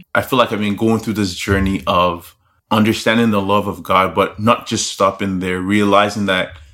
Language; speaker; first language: English; non-native, local second language; Yoruba